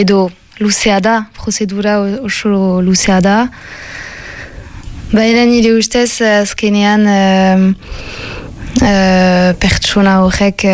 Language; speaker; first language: Basque; non-native, local second language; French